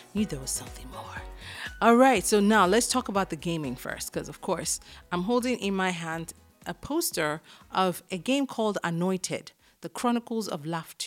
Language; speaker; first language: English; non-native, local second language; Yoruba